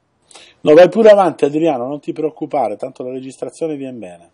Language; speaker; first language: Italian; native; Italian